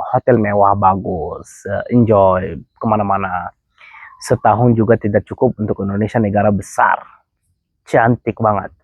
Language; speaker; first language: Indonesian; non-native, fluent; Arabic